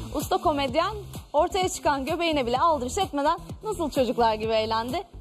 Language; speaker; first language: Turkish; non-native, fluent; Portuguese